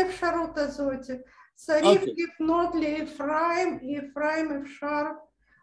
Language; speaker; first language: Hebrew; non-native, learner; Russian